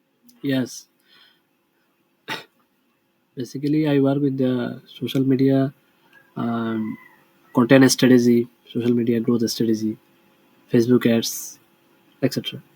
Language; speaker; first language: English; non-native, learner; Bangla